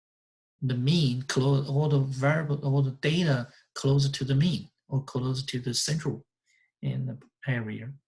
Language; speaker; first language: English; non-native, fluent; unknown